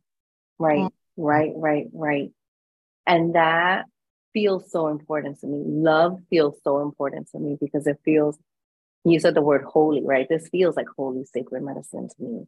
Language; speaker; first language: English; native; English